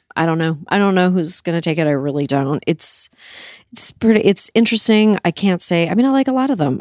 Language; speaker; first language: English; native; English